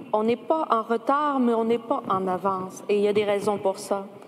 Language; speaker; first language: French; native; French